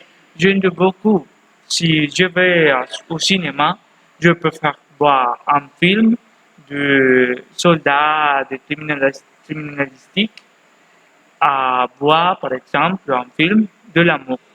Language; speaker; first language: French; non-native, learner; Spanish